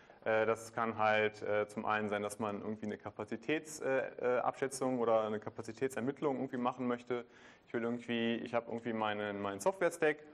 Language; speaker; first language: German; native; German